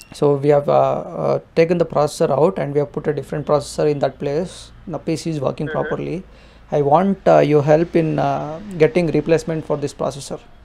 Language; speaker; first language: English; non-native, local second language; Kannada